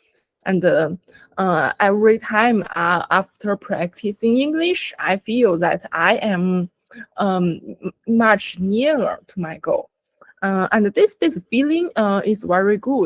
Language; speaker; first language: English; non-native, learner; Chinese